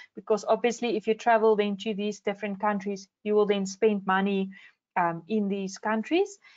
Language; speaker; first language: English; non-native, local second language; Afrikaans